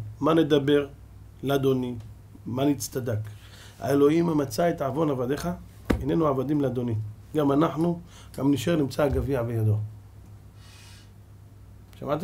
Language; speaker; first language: Hebrew; native; Hebrew